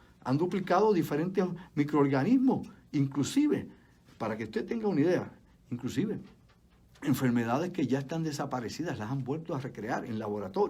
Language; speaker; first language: Spanish; native; Spanish